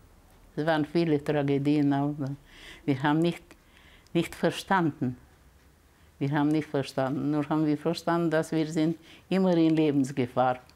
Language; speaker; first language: German; early bilingual, heritage; German